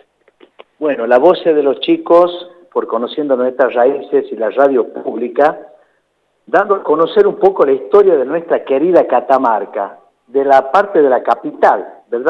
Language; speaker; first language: Spanish; native; Spanish